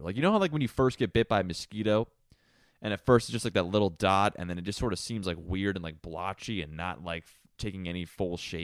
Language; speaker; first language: English; native; English